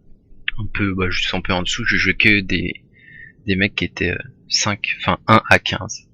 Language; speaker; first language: French; native; French